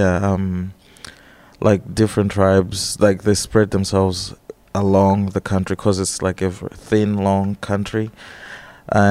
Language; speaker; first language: English; non-native, local second language; Nyanja